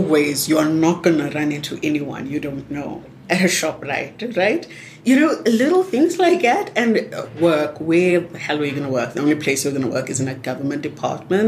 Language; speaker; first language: English; non-native, local second language; Tswana